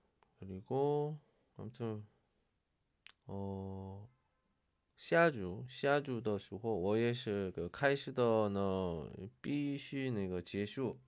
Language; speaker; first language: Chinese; non-native, learner; Korean